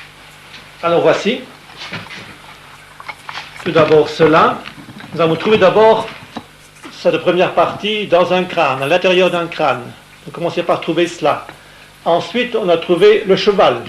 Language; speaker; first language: French; native; French